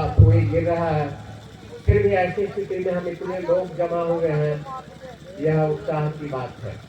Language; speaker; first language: Hindi; native; Hindi